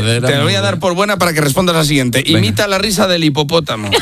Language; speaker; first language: Spanish; native; Spanish